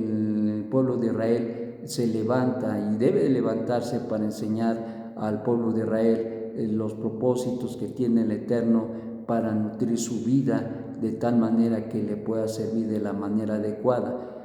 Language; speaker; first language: Spanish; native; Spanish